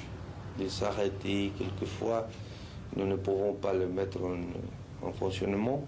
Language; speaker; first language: French; non-native, fluent; Spanish